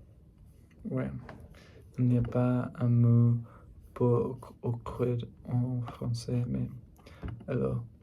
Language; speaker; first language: French; non-native, learner; English